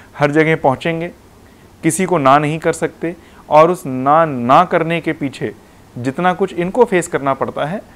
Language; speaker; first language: Hindi; non-native, local second language; Punjabi